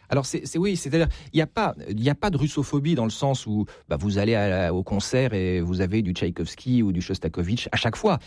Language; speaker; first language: French; native; French